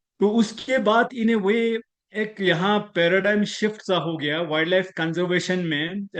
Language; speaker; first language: Hindi; non-native, local second language; Ladakhi